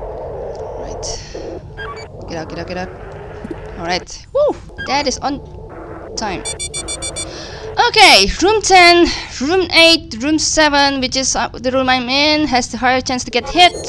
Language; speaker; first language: English; non-native, fluent; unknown